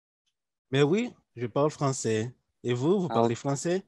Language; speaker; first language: French; non-native, local second language; Haitian Creole